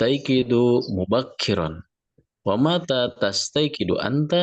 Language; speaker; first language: Arabic; non-native, learner; Indonesian